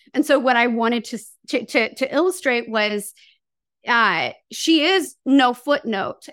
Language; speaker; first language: English; native; English